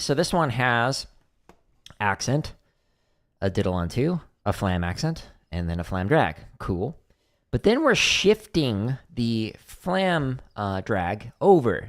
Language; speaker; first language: English; native; English